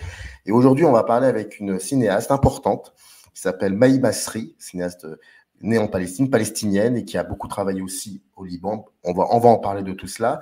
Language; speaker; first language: French; native; French